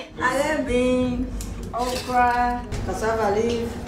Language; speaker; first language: English; non-native, local second language; Krio